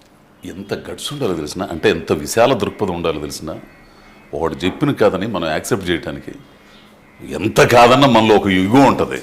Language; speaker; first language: Telugu; native; Telugu